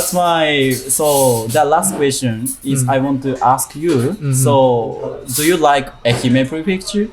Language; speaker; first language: English; non-native, learner; Japanese